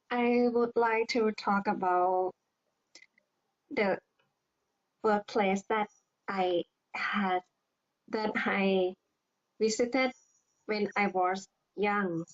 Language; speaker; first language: English; non-native, learner; Thai